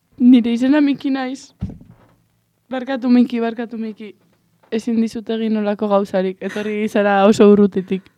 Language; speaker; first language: Basque; non-native, local second language; Spanish